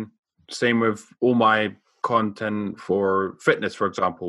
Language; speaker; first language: English; non-native, local second language; Afrikaans